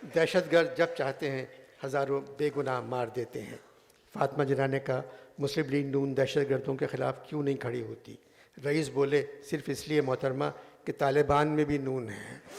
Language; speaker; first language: Urdu; native; Urdu